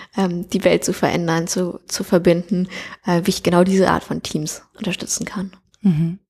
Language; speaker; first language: German; native; German